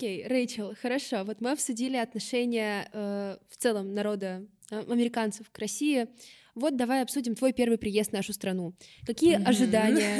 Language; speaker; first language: Russian; native; Russian